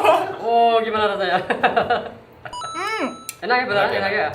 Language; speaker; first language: Indonesian; non-native, fluent; Korean